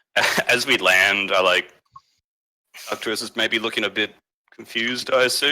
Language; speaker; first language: English; native; English